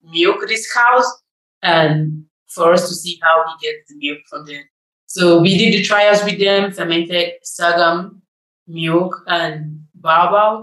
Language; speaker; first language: English; non-native, local second language; Igbo